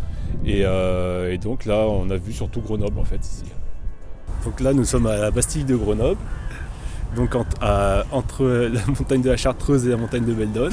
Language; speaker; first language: French; native; French